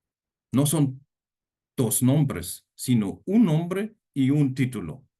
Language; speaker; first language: Spanish; non-native, fluent; German